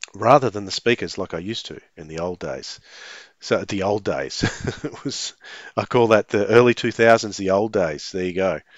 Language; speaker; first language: English; native; English